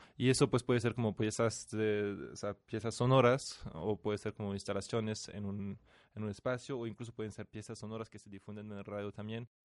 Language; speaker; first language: Spanish; non-native, fluent; French